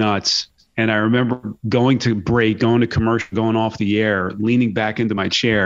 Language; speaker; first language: English; native; English